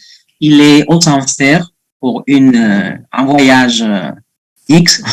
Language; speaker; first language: French; non-native, fluent; Spanish